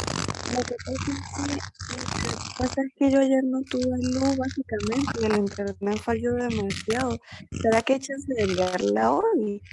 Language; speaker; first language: Spanish; native; Spanish